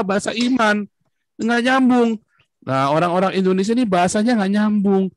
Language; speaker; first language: Indonesian; native; Indonesian